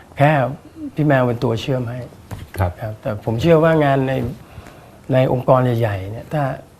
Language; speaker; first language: Thai; native; Thai